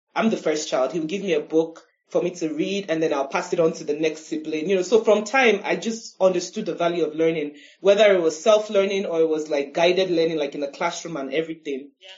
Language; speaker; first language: English; non-native, local second language; Igbo